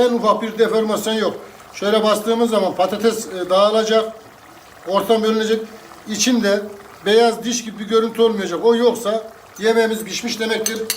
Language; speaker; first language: Turkish; native; Turkish